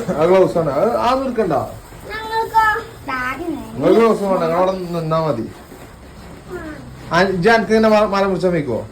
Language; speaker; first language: Malayalam; native; Malayalam